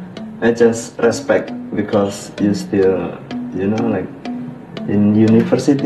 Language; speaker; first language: English; non-native, learner; Indonesian